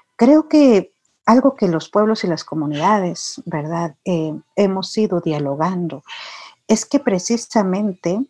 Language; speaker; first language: Spanish; native; Spanish